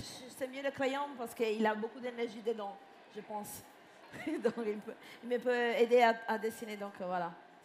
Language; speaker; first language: French; non-native, fluent; Italian